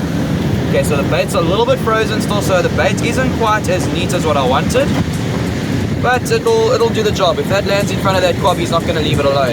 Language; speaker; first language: English; native; English